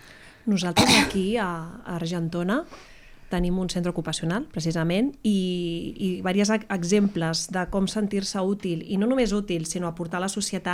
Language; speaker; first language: Catalan; native; Catalan